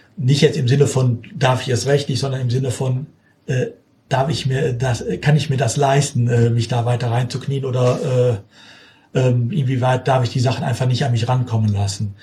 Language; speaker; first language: German; native; German